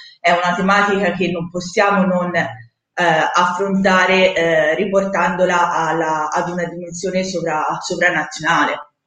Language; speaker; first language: Italian; native; Italian